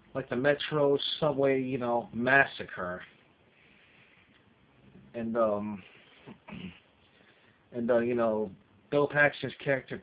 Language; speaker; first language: English; native; English